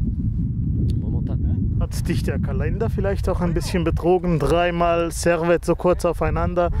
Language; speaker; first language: German; native; German